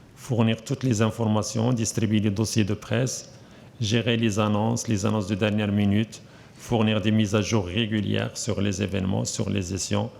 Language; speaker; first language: French; non-native, local second language; Arabic